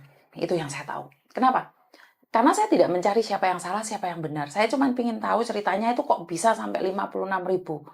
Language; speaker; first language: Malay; non-native, local second language; Javanese